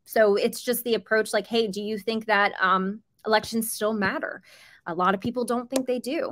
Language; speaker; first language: English; native; English